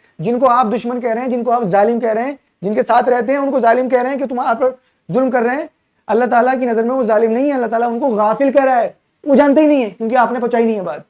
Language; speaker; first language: Urdu; native; Urdu